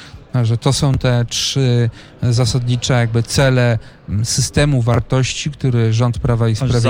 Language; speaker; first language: Polish; native; Polish